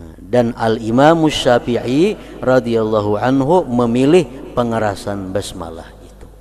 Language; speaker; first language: Indonesian; non-native, local second language; Banjar